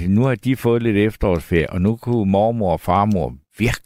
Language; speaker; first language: Danish; native; Danish